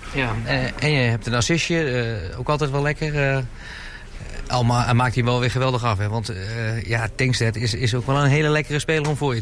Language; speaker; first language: Dutch; native; Dutch